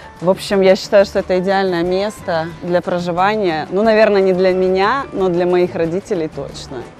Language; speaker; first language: Russian; native; Russian